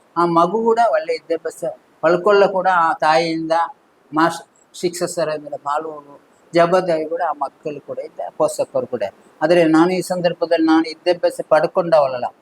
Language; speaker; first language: Kannada; non-native, local second language; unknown